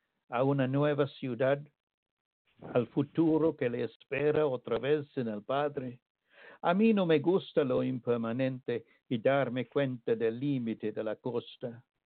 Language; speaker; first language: Spanish; non-native, fluent; Tamil